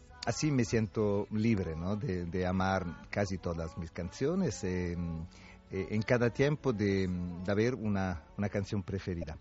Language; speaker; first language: Spanish; non-native, fluent; Italian